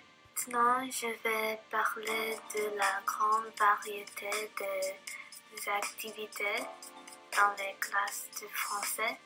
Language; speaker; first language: French; non-native, learner; English